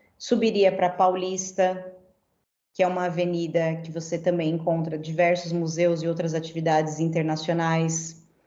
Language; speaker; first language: Portuguese; native; Portuguese